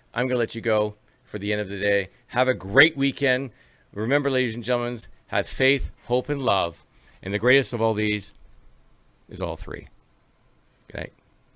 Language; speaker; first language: English; early bilingual, other home language; French